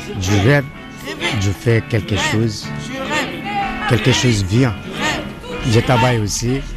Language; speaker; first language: French; non-native, learner; Bangla